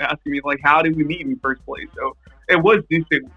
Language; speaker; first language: English; non-native, fluent; Japanese